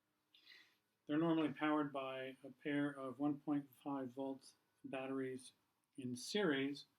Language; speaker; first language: English; native; English